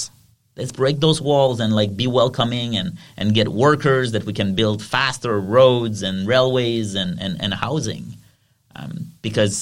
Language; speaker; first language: English; non-native, fluent; French